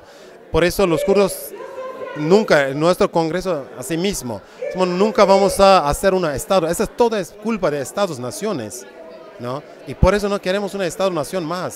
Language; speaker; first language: Spanish; non-native, fluent; Kurdish